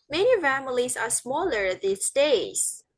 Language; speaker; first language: English; non-native, fluent; Indonesian